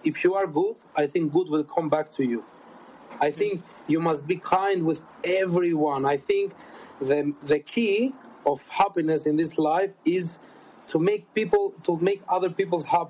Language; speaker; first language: English; non-native, fluent; Albanian